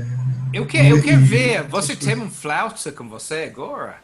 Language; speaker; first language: Portuguese; non-native, learner; English